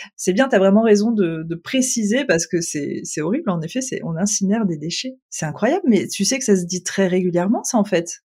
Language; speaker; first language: French; native; French